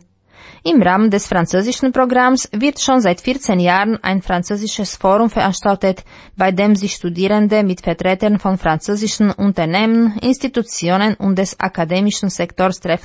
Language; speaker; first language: German; non-native, fluent; Slovak